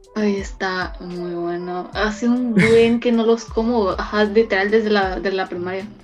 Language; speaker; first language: Spanish; native; Spanish